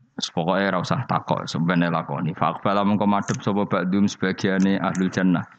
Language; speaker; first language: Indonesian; non-native, local second language; Javanese